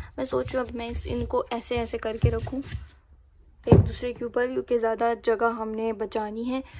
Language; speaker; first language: Urdu; native; Urdu